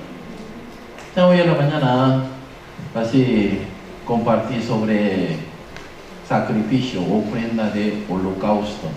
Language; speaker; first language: Spanish; non-native, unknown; Korean